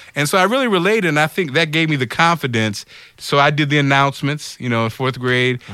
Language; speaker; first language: English; native; English